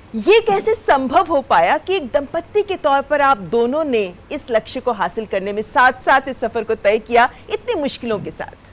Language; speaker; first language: Hindi; native; Hindi